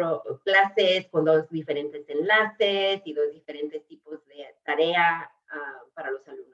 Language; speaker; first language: Spanish; early bilingual, other home language; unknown